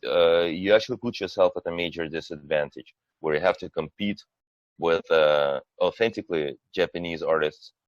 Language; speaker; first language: English; non-native, fluent; Russian